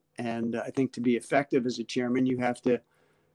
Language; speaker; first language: English; native; English